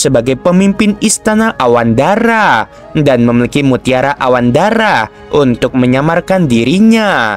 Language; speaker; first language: Indonesian; native; Indonesian